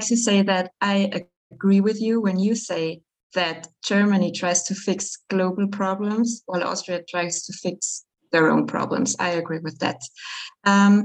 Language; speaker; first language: English; non-native, fluent; German